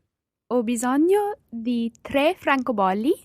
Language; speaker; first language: Italian; non-native, learner; English